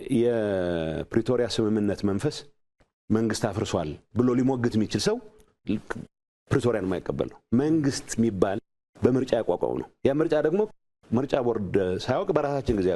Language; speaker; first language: Amharic; non-native, local second language; Tigrinya